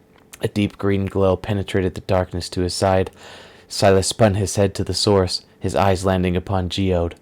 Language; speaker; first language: English; native; English